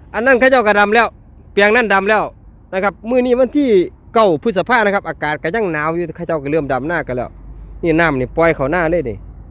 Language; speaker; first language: Thai; non-native, local second language; Northeastern Thai